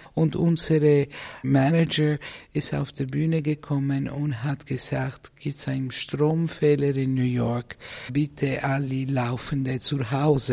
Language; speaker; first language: German; non-native, fluent; Italian